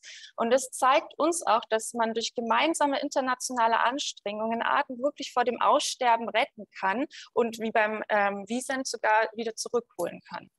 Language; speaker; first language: German; native; German